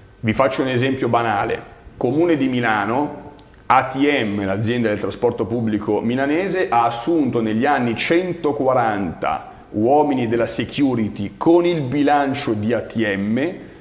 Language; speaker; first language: Italian; native; Italian